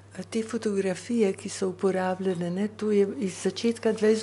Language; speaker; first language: Slovenian; native; Slovenian